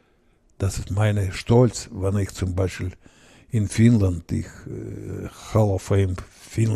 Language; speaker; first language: German; non-native, learner; Russian